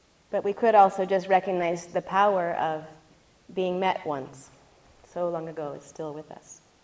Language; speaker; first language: English; native; English